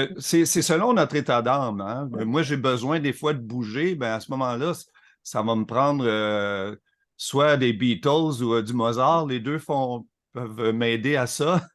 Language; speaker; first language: French; native; French